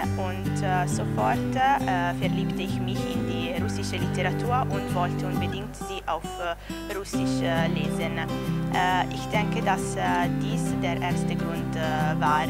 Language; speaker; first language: German; non-native, learner; Italian